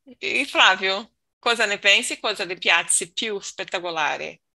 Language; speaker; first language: Italian; non-native, learner; Portuguese